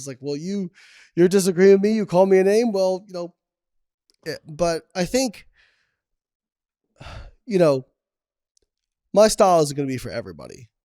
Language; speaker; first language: English; native; English